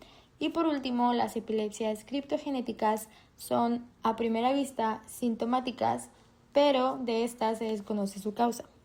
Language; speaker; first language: Spanish; native; Spanish